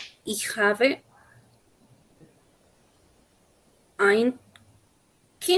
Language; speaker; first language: German; non-native, learner; Spanish